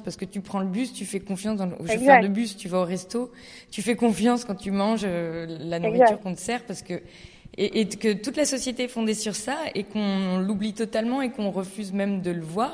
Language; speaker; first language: French; native; French